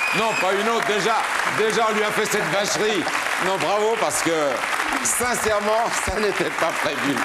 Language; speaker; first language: French; native; French